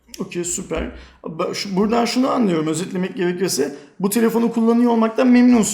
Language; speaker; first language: Turkish; native; Turkish